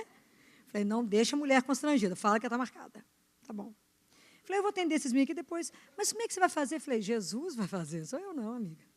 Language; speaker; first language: Portuguese; native; Portuguese